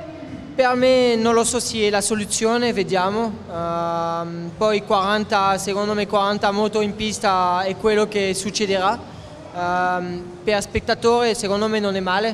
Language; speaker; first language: Italian; non-native, fluent; French